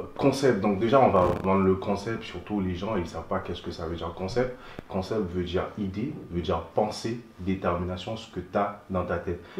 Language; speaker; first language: French; non-native, local second language; Haitian Creole